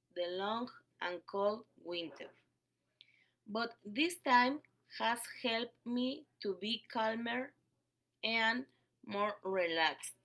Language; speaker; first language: English; non-native, learner; Spanish